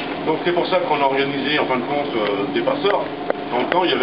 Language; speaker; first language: French; native; French